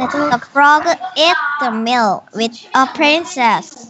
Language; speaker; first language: English; non-native, learner; Korean